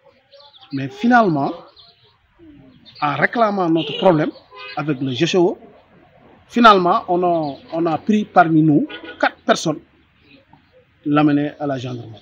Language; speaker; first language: French; non-native, learner; Wolof